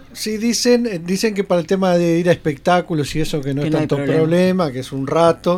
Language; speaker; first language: Spanish; native; Spanish